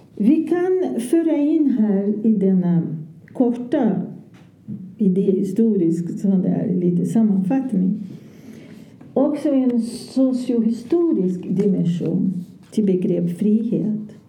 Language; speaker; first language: Swedish; non-native, fluent; Portuguese